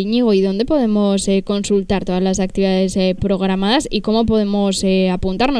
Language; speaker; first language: Spanish; native; Spanish